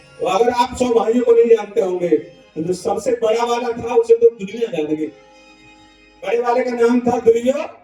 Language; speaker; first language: Hindi; native; Hindi